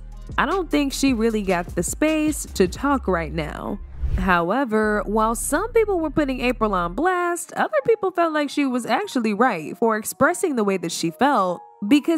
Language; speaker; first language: English; native; English